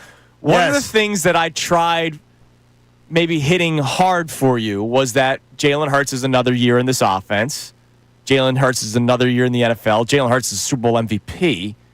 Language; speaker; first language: English; native; English